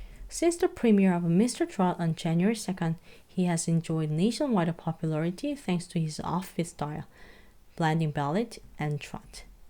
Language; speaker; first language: English; non-native, fluent; Korean